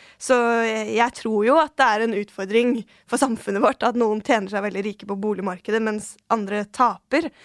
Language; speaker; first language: Norwegian; native; Norwegian